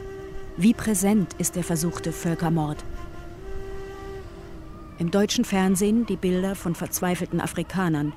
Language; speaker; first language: German; native; German